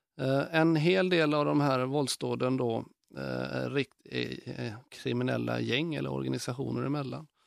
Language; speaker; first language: Swedish; native; Swedish